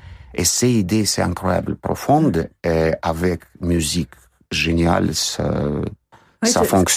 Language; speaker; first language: French; non-native, fluent; Russian